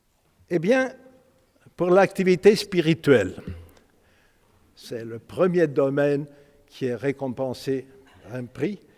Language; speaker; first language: French; non-native, fluent; Romanian